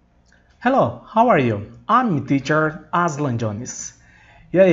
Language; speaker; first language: English; non-native, fluent; Portuguese